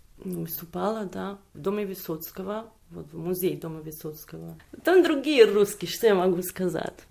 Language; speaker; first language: Russian; non-native, fluent; Catalan